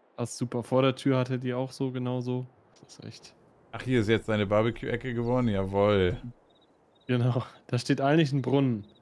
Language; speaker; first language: German; native; German